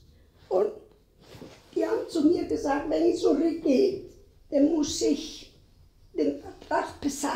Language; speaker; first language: German; non-native, fluent; Spanish